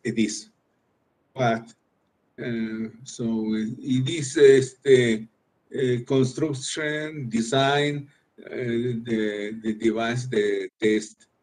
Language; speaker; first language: English; non-native, learner; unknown